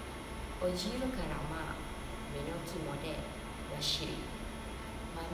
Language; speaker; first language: Japanese; non-native, learner; Indonesian